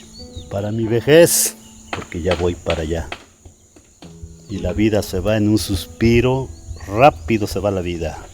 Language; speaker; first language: Spanish; native; Spanish